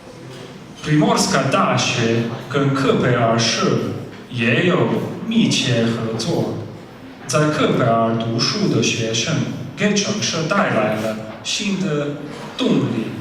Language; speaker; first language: Chinese; non-native, fluent; Slovenian